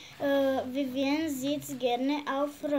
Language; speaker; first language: German; non-native, learner; Romanian